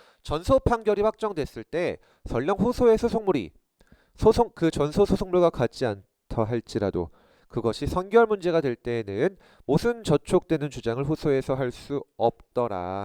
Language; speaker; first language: Korean; native; Korean